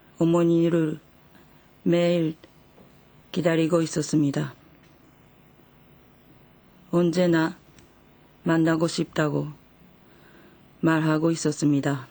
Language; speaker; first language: Korean; non-native, fluent; Japanese